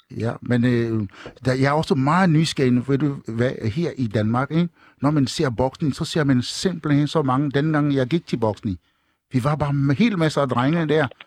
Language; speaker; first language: Danish; non-native, fluent; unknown